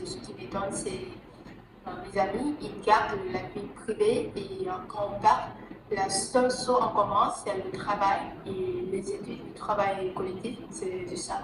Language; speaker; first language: French; non-native, fluent; Vietnamese